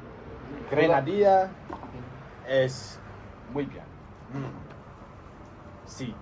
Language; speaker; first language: Spanish; non-native, learner; French